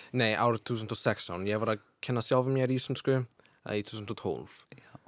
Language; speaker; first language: Icelandic; non-native, fluent; English